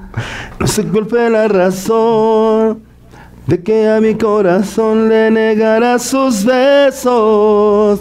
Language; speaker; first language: Spanish; native; Spanish